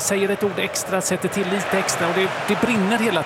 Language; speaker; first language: Swedish; native; Swedish